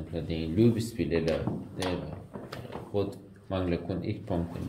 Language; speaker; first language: Danish; non-native, learner; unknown